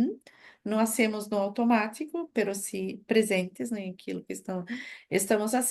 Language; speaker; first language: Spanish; non-native, fluent; Portuguese